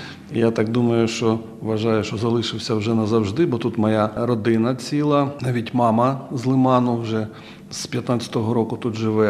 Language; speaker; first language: Ukrainian; non-native, local second language; Russian